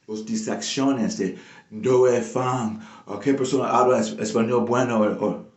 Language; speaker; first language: Spanish; non-native, local second language; English